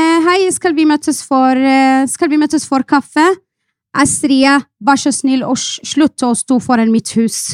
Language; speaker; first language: Norwegian; non-native, fluent; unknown